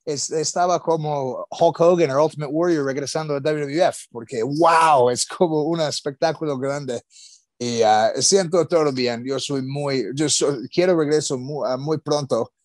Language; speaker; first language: Spanish; non-native, learner; English